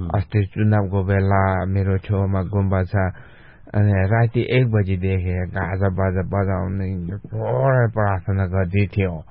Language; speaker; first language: Nepali; non-native, local second language; Sherpa